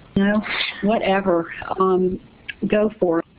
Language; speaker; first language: English; native; English